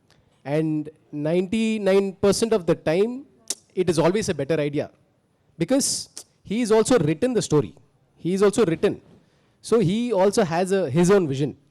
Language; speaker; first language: Telugu; early bilingual, heritage; Telugu